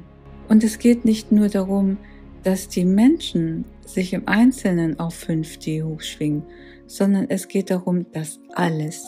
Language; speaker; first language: German; native; German